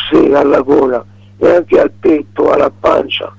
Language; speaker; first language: Italian; non-native, learner; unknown